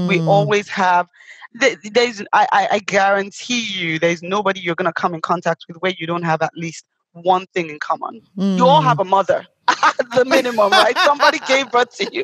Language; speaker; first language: English; native; English